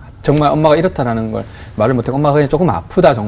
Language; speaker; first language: Korean; native; Korean